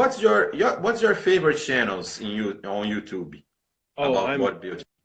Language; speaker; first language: English; non-native, learner; Portuguese